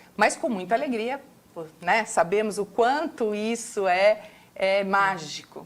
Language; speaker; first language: Portuguese; native; Portuguese